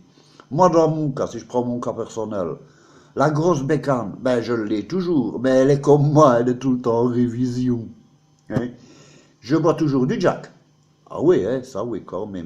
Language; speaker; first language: French; native; French